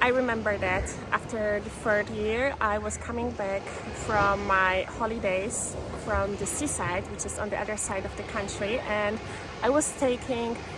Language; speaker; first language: English; non-native, fluent; Polish